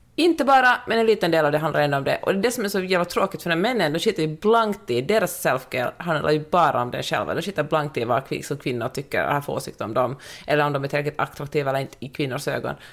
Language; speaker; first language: Swedish; native; Swedish